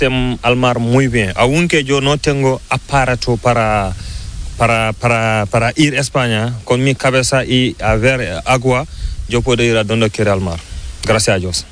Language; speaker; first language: Spanish; non-native, learner; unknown